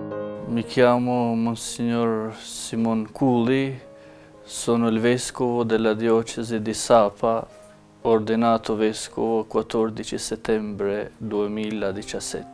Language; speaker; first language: Italian; non-native, fluent; Albanian